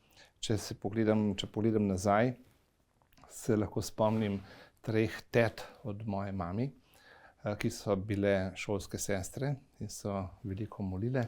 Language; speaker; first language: Slovenian; native; Slovenian